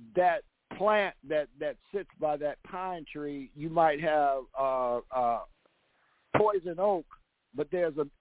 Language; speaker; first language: English; native; English